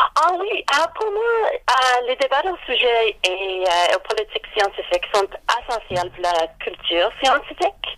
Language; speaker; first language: French; non-native, learner; English